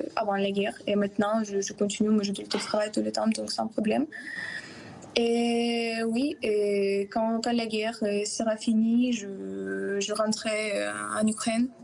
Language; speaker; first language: French; non-native, fluent; Ukrainian